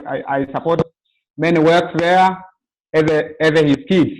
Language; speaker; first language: English; non-native, local second language; Swahili